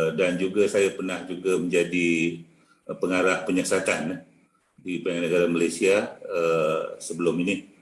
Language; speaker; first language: Malay; native; Malay